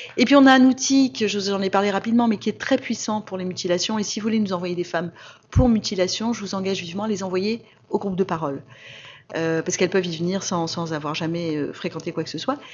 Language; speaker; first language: French; native; French